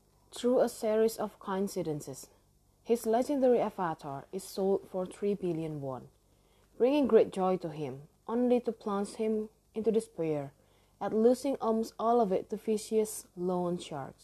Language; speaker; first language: English; non-native, learner; Indonesian